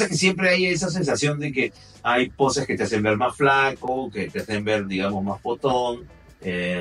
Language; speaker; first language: Spanish; native; Spanish